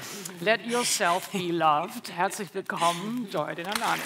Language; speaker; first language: German; native; German